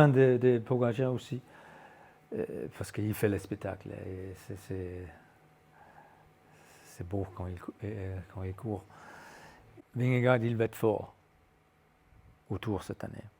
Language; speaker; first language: French; non-native, fluent; Danish